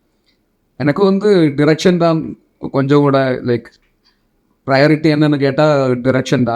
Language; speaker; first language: Tamil; non-native, local second language; Malayalam